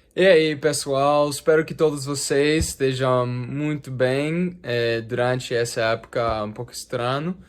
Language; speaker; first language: Portuguese; non-native, fluent; English